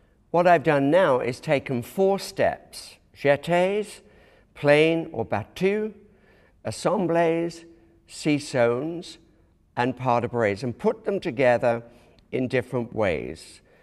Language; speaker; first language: English; native; English